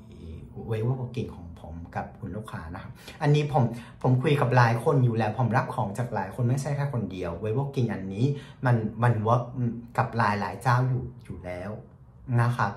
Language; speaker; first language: Thai; non-native, fluent; Vietnamese